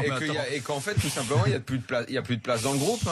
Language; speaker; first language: French; native; French